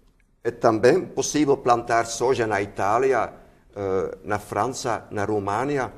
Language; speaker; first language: Portuguese; non-native, fluent; Dutch